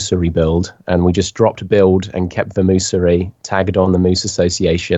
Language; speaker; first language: English; native; English